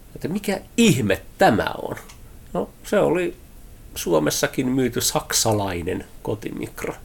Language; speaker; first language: Finnish; early bilingual, heritage; Finnish